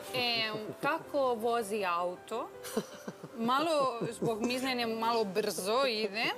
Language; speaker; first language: Serbian; non-native, learner; Spanish